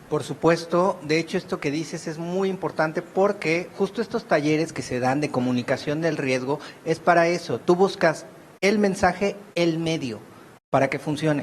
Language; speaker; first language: Spanish; native; Spanish